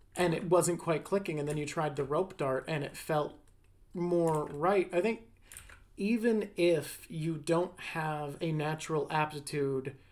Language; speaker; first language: English; native; English